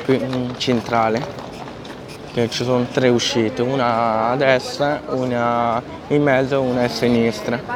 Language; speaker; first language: Italian; non-native, fluent; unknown